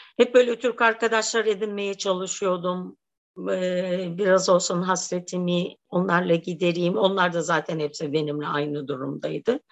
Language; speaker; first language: Turkish; native; Turkish